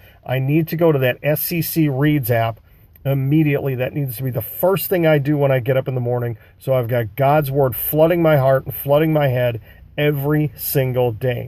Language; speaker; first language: English; native; English